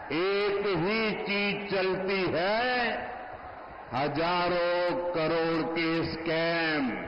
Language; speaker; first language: Hindi; non-native, local second language; Gujarati